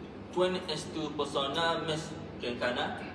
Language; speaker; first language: Spanish; non-native, learner; Malay